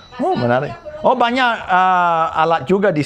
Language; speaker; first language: Indonesian; non-native, fluent; English